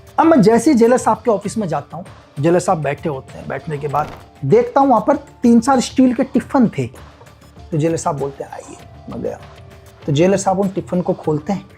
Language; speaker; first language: Hindi; native; Hindi